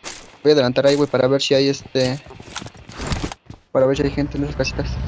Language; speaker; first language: Spanish; native; Spanish